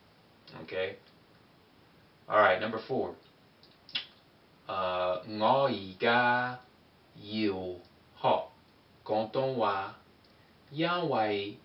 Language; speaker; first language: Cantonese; non-native, learner; English